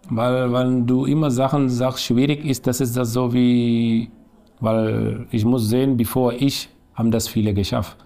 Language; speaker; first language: German; non-native, learner; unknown